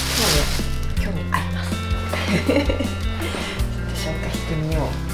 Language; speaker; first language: Japanese; native; Japanese